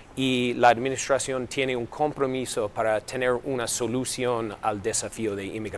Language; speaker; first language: Spanish; non-native, fluent; English